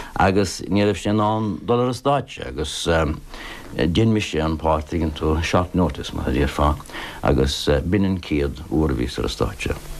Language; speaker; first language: Irish; non-native, local second language; English